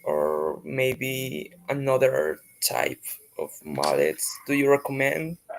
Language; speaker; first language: English; non-native, fluent; Spanish